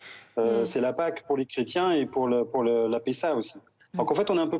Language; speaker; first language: French; native; French